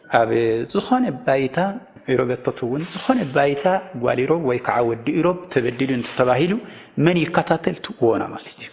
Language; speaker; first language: Tigrinya; non-native, local second language; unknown